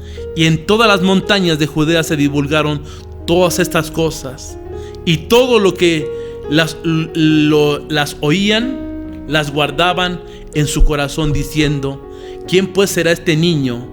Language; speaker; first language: Spanish; native; Spanish